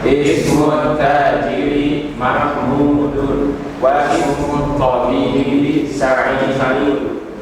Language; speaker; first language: Arabic; non-native, learner; Indonesian